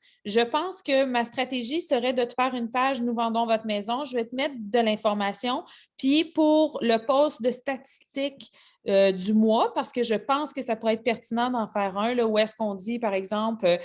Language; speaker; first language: French; native; French